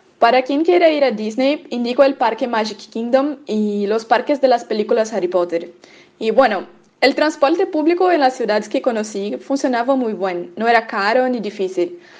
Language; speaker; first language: Spanish; non-native, fluent; Portuguese